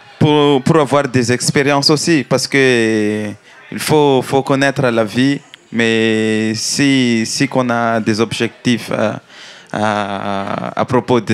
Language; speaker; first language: French; non-native, learner; Malagasy